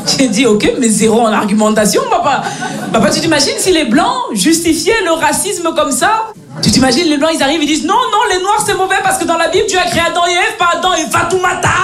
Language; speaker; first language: French; native; French